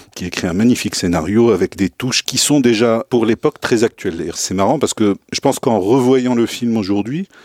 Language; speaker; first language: French; non-native, local second language; Tachelhit